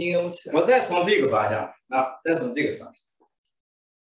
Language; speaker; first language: Chinese; native; Chinese